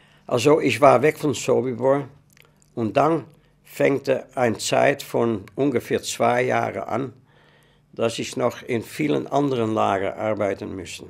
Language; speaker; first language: German; non-native, fluent; Dutch